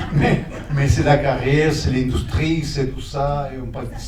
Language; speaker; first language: French; non-native, fluent; Spanish